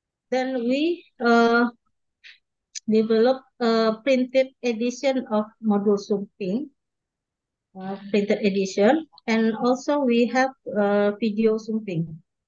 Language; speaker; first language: English; non-native, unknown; Indonesian